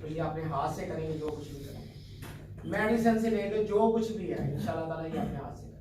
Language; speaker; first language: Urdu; non-native, local second language; Pashto